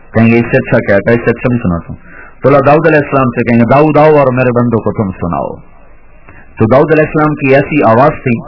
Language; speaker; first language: Urdu; non-native, local second language; Punjabi